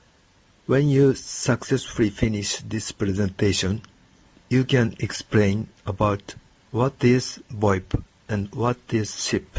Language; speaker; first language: English; non-native, learner; Japanese